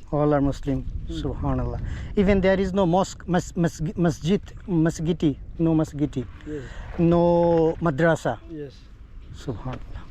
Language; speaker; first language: English; non-native, learner; Bangla